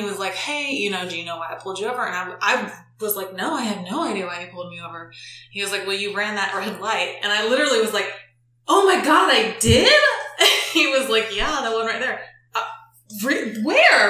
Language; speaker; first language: English; native; English